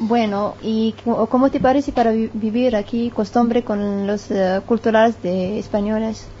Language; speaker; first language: Spanish; non-native, learner; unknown